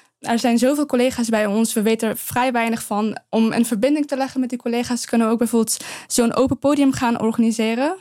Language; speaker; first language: Dutch; early bilingual, other home language; Persian